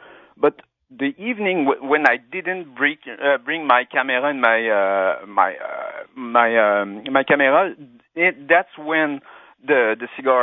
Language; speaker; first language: English; non-native, fluent; French